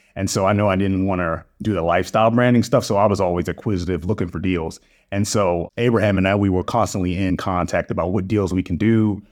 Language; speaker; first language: English; native; English